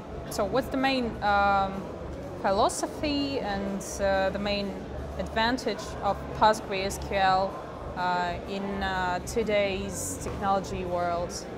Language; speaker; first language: English; non-native, fluent; Russian